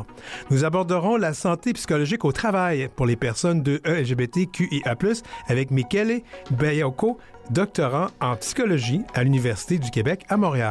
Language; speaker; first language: French; native; French